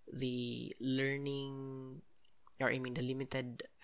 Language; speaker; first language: English; non-native, local second language; Cebuano